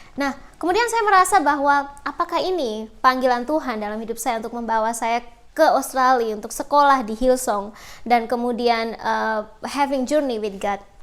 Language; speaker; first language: Indonesian; native; Indonesian